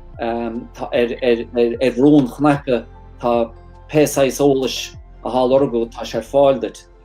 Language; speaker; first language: Irish; native; Irish